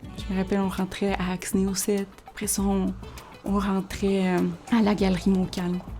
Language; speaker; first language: French; early bilingual, other home language; Spanish